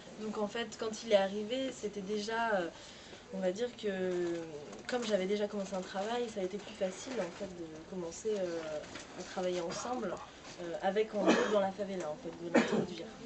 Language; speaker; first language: French; non-native, fluent; Portuguese